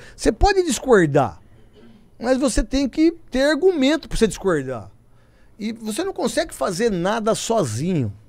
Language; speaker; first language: Portuguese; native; Portuguese